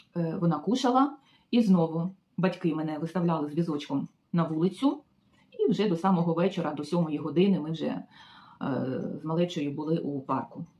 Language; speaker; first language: Ukrainian; native; Ukrainian